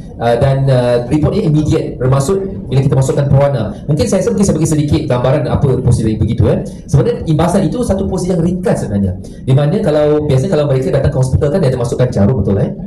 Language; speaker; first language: Malay; native; Malay